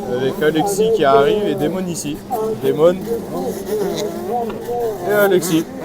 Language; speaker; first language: French; native; French